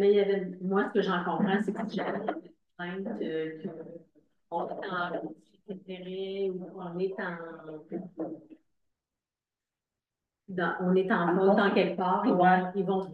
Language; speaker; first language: French; native; French